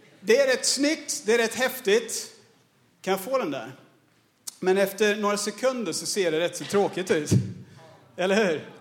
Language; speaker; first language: Swedish; non-native, fluent; English